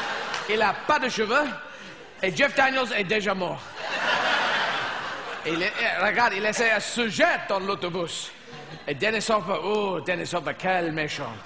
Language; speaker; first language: French; non-native, fluent; English